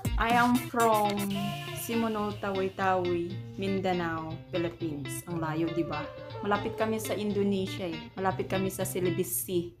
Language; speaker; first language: Filipino; non-native, local second language; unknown